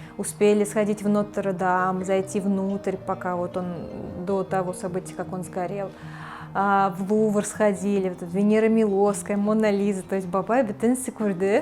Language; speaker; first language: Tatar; non-native, local second language; Russian